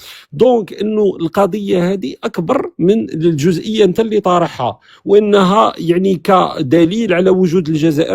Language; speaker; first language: Arabic; native; Arabic